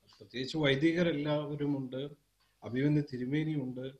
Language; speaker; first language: Malayalam; early bilingual, heritage; German